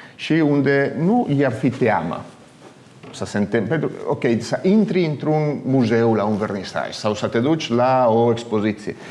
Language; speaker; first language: Romanian; non-native, fluent; Spanish